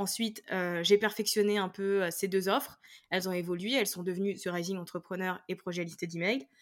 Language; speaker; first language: French; native; French